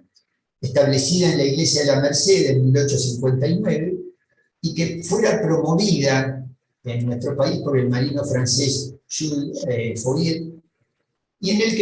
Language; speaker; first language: Spanish; native; Spanish